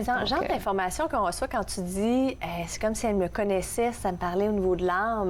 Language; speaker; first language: French; native; French